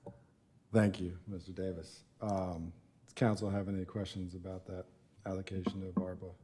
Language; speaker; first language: English; native; English